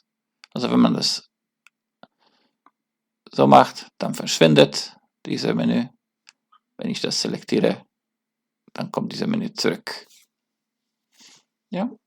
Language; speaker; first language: German; non-native, learner; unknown